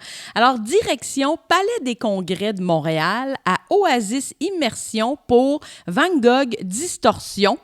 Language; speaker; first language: French; native; French